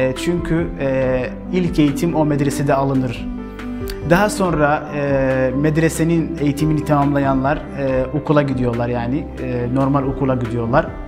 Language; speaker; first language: Turkish; non-native, fluent; Arabic